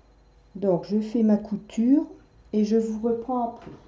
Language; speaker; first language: French; native; French